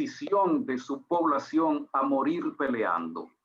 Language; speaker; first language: Spanish; native; Spanish